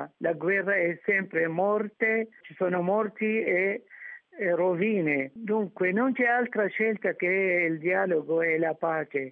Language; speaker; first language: Italian; non-native, fluent; Arabic